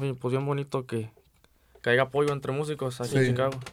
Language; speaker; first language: Spanish; early bilingual, heritage; Spanish